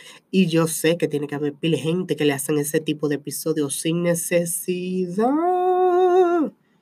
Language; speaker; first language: Spanish; early bilingual, heritage; Spanish